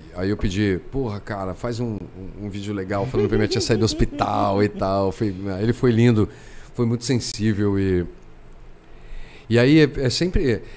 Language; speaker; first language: Portuguese; native; Portuguese